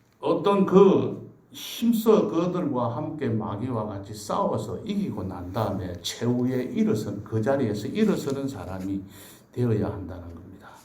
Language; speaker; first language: Korean; native; Korean